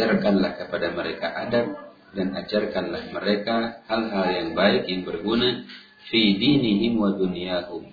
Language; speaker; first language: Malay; non-native, local second language; Sundanese